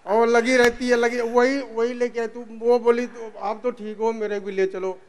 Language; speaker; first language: Hindi; native; Hindi